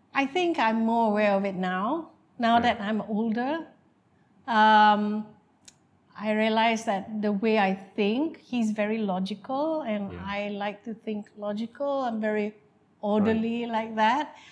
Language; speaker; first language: English; non-native, local second language; Malay